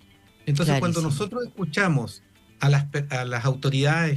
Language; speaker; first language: Spanish; native; Spanish